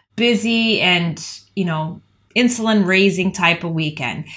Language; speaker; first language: English; native; English